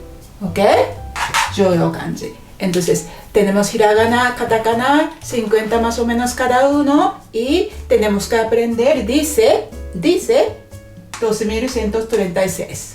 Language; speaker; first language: Spanish; non-native, fluent; Japanese